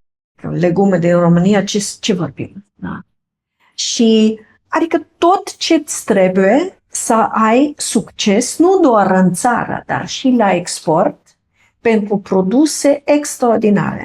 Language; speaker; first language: Romanian; non-native, fluent; German